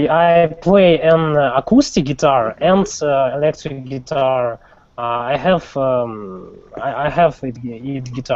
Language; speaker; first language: English; non-native, learner; Russian